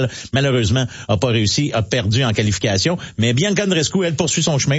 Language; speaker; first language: French; native; French